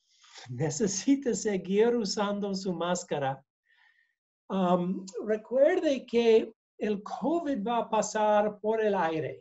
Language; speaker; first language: Spanish; non-native, learner; English